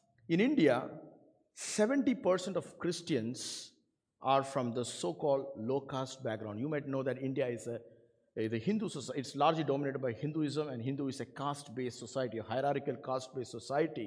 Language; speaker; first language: English; non-native, local second language; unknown